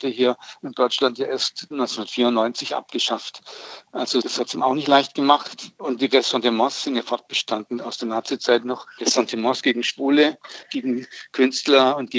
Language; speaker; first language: German; native; German